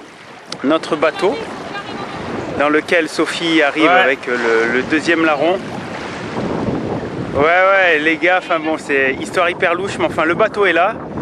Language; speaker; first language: French; native; French